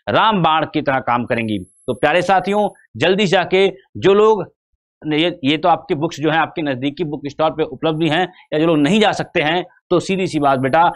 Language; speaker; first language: Hindi; native; Hindi